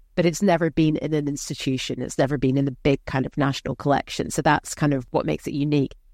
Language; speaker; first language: English; native; English